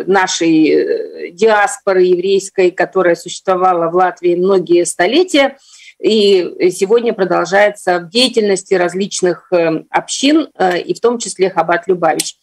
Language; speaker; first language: Russian; native; Russian